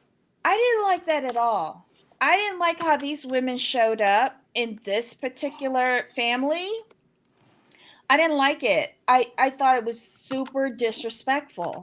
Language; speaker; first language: English; native; English